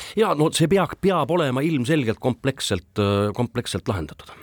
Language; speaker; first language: Estonian; native; Estonian